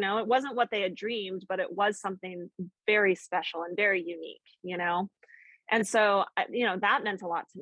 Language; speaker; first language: English; native; English